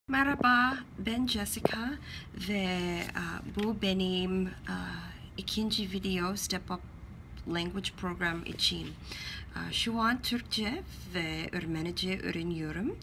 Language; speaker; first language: Turkish; non-native, learner; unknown